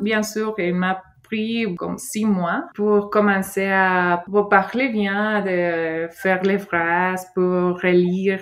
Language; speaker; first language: French; non-native, fluent; Spanish